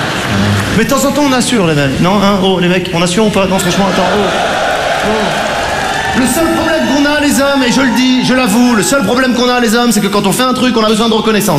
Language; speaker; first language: French; native; French